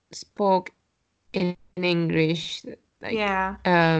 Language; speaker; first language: English; non-native, fluent; Japanese